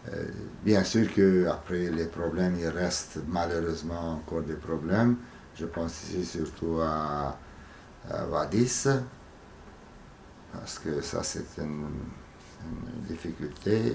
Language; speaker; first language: French; non-native, fluent; Hungarian